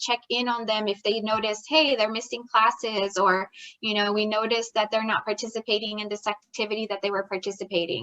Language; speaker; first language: English; native; English